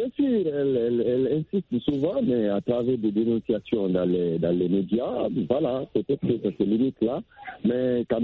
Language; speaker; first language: French; non-native, local second language; Fula